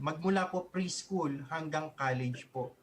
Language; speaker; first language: Filipino; native; Filipino